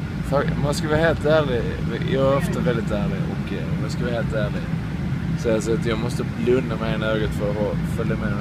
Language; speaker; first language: Swedish; native; Swedish